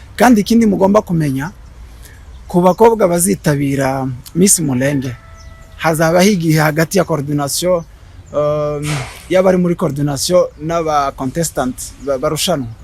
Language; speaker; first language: Kinyarwanda; native; Kinyarwanda